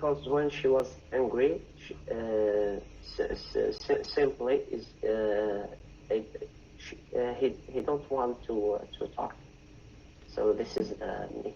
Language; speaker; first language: English; non-native, learner; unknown